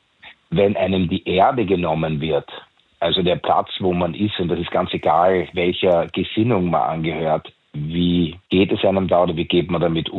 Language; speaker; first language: German; native; German